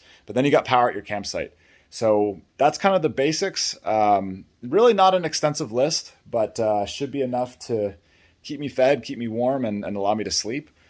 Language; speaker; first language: English; native; English